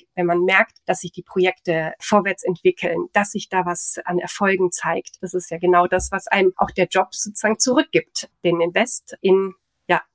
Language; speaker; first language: German; native; German